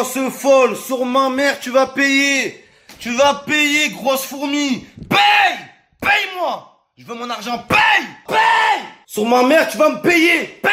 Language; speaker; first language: French; native; French